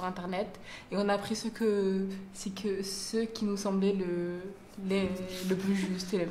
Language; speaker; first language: French; early bilingual, other home language; Arabic